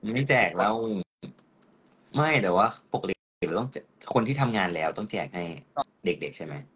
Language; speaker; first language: Thai; native; Thai